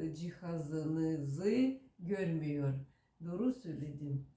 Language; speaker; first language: Turkish; early bilingual, heritage; Ukrainian